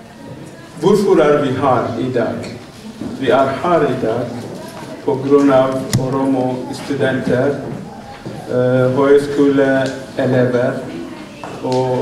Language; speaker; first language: Norwegian; non-native, fluent; Oromo